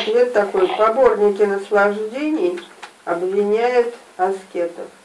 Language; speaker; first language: Russian; native; Russian